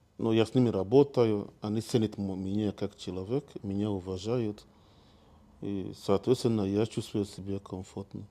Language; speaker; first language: Russian; non-native, fluent; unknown